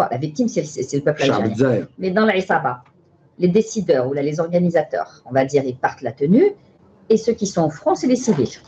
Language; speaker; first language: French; non-native, local second language; Arabic